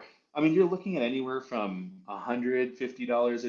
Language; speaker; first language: English; native; English